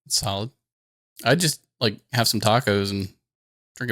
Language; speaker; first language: English; native; English